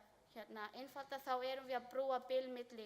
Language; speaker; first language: Icelandic; non-native, learner; Filipino